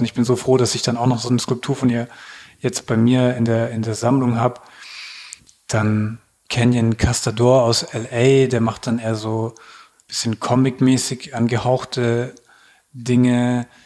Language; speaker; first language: German; native; German